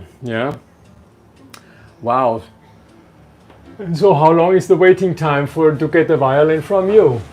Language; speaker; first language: English; non-native, fluent; German